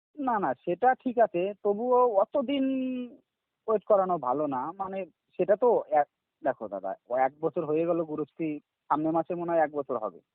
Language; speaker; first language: Bangla; native; Bangla